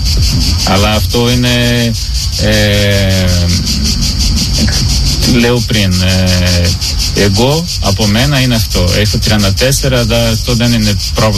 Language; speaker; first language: Greek; non-native, learner; Portuguese